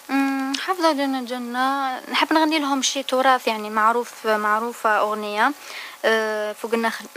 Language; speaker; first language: Arabic; native; Arabic